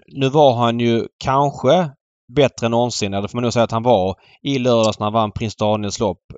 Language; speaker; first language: Swedish; native; Swedish